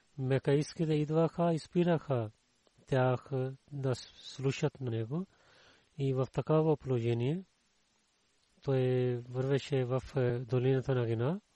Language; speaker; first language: Bulgarian; non-native, learner; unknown